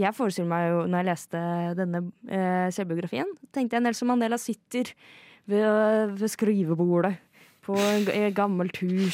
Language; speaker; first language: Norwegian; native; Norwegian